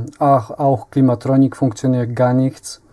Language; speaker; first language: German; non-native, learner; Polish